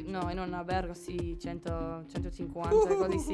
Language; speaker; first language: Italian; non-native, learner; English